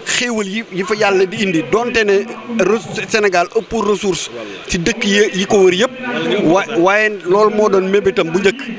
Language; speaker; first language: Wolof; non-native, local second language; Fula